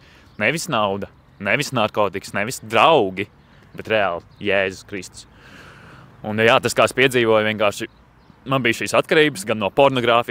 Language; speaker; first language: Latvian; native; Latvian